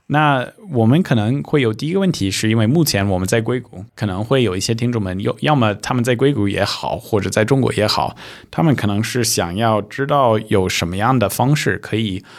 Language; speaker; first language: Chinese; early bilingual, heritage; Chinese